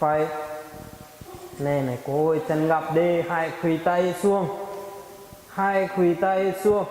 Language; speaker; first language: Vietnamese; non-native, learner; Hindi